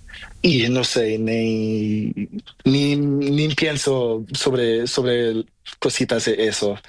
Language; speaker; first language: Spanish; non-native, learner; Portuguese